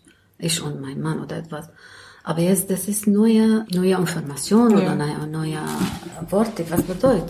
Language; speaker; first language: German; non-native, learner; Arabic